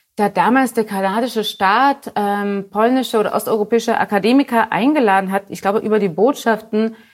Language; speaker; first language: German; early bilingual, other home language; Polish